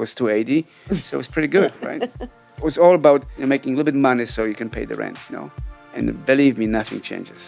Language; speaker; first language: English; non-native, fluent; Polish